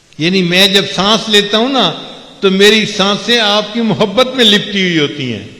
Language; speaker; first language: Urdu; non-native, local second language; Punjabi